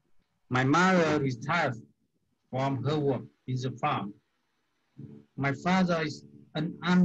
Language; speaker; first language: English; non-native, learner; Vietnamese